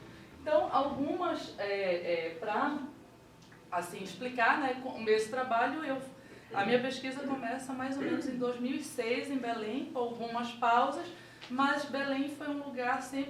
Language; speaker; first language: Portuguese; native; Portuguese